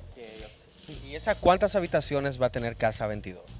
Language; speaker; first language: Spanish; native; Spanish